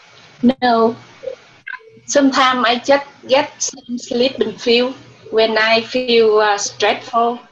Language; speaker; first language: English; non-native, learner; Vietnamese